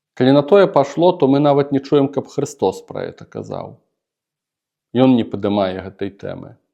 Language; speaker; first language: Belarusian; native; Belarusian